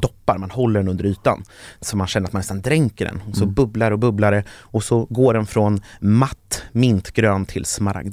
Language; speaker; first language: Swedish; native; Swedish